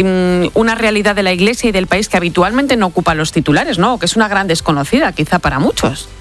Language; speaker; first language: Spanish; native; Spanish